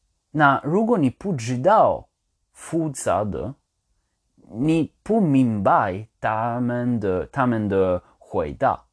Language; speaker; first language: Chinese; non-native, learner; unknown